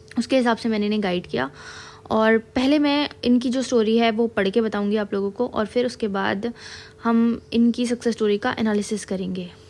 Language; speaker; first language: Hindi; native; Hindi